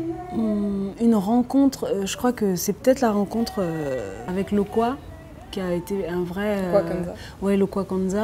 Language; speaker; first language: French; non-native, local second language; Lingala